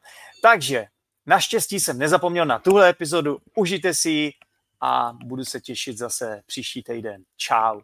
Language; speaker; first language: Czech; native; Czech